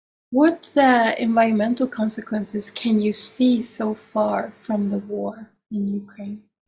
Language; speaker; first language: English; non-native, fluent; Swedish